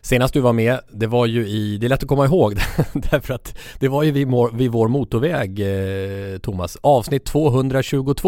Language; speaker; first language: Swedish; native; Swedish